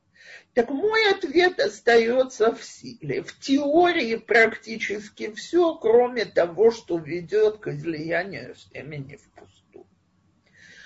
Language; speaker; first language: Russian; native; Russian